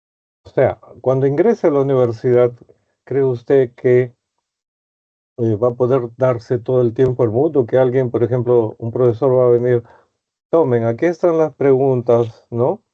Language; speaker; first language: Spanish; native; Spanish